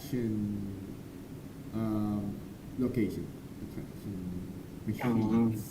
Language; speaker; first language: English; non-native, learner; Thai